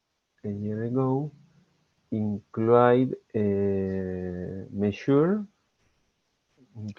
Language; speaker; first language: English; non-native, learner; Spanish